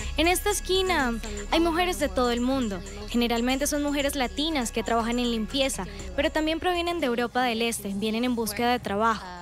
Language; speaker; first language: Spanish; non-native, fluent; Hebrew